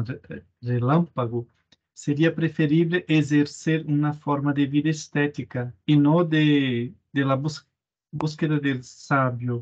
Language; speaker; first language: Spanish; non-native, fluent; Portuguese